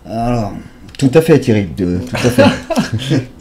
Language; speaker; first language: French; native; French